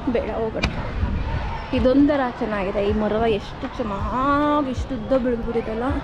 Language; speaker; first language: Kannada; native; Kannada